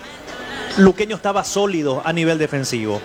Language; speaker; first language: Spanish; native; Spanish